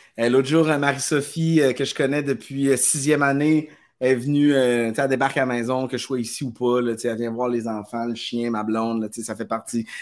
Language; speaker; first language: French; native; French